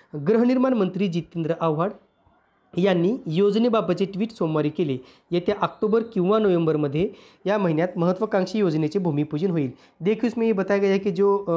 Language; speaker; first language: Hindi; non-native, local second language; Marathi